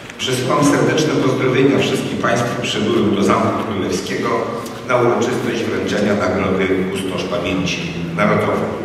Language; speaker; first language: Polish; native; Polish